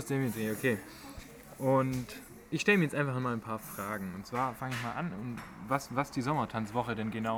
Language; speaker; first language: German; native; German